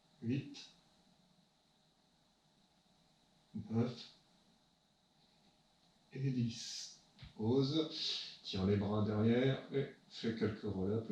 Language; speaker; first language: French; native; French